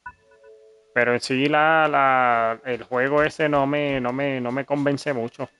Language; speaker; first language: Spanish; early bilingual, heritage; Spanish